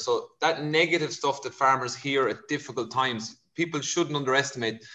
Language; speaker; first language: English; native; English